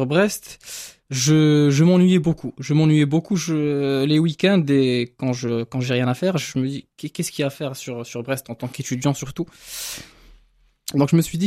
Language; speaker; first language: French; non-native, local second language; Arabic